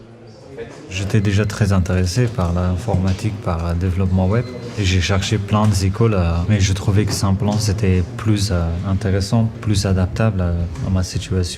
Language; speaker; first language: French; non-native, fluent; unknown